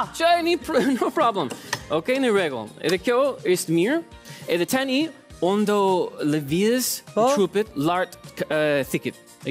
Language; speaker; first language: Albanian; non-native, learner; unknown